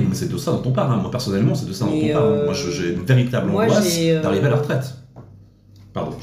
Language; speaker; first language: French; native; French